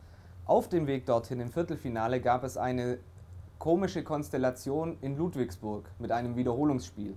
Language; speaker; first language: German; native; German